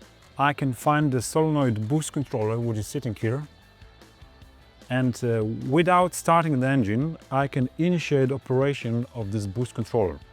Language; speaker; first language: English; non-native, fluent; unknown